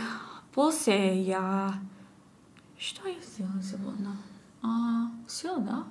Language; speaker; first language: Russian; non-native, learner; English